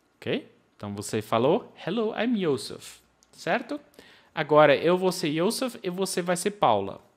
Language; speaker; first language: Portuguese; non-native, fluent; English